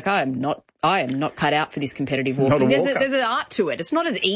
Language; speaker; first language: English; native; English